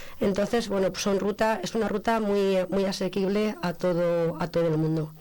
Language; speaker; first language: Spanish; native; Spanish